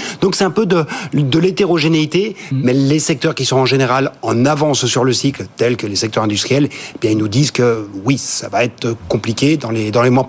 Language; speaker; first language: French; native; French